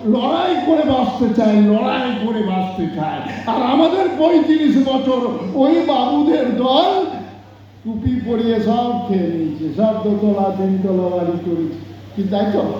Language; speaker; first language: Bangla; non-native, local second language; Santali